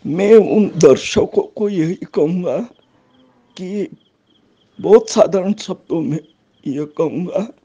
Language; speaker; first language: Hindi; native; Hindi